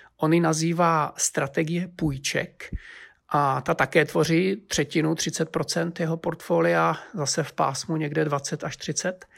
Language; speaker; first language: Czech; native; Czech